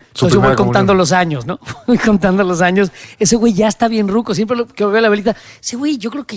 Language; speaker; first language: Spanish; native; Spanish